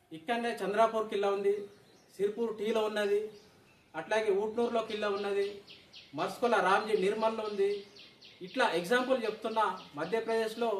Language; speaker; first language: Telugu; non-native, local second language; Gondi